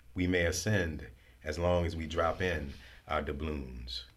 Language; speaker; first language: English; native; English